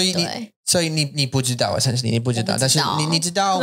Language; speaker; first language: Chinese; non-native, learner; English